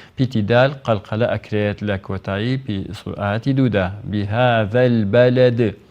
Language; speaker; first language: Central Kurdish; native; Central Kurdish